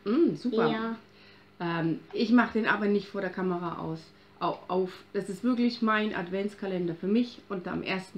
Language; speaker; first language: German; native; German